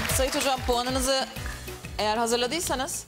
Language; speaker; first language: Turkish; native; Turkish